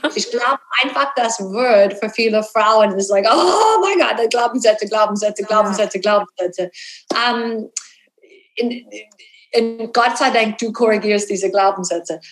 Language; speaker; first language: German; non-native, fluent; English